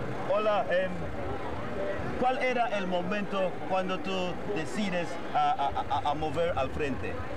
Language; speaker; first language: Spanish; non-native, learner; English